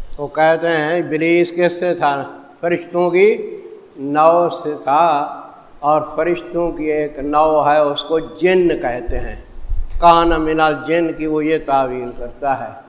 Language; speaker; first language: Urdu; non-native, local second language; Saraiki